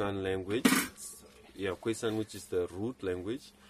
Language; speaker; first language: English; non-native, local second language; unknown